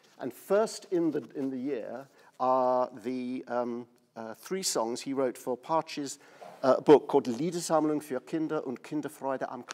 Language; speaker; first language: English; native; English